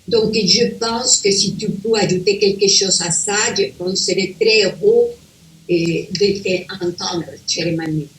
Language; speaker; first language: French; non-native, fluent; Spanish